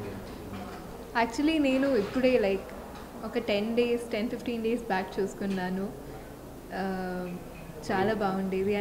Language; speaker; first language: Telugu; non-native, fluent; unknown